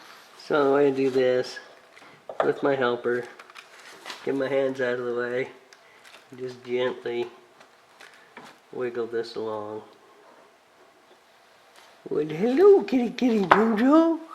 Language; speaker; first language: English; native; English